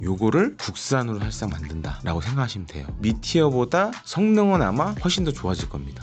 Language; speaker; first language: Korean; native; Korean